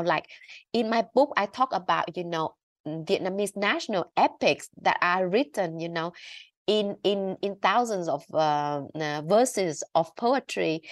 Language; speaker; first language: English; non-native, fluent; Vietnamese